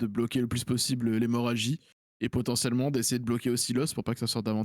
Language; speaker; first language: French; native; French